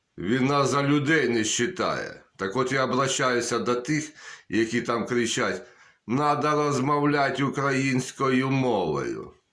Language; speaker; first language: Ukrainian; non-native, local second language; Russian